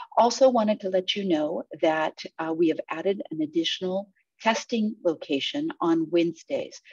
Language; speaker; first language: English; native; English